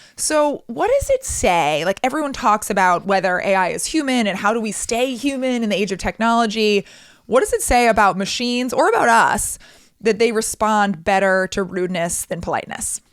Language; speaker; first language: English; native; English